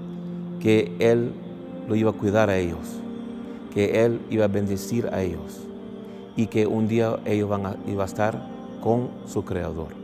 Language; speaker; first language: Spanish; early bilingual, heritage; English